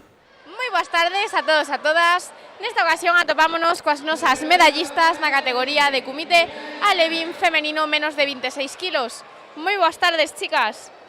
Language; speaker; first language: Galician; native; Galician